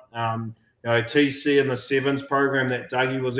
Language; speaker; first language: English; native; English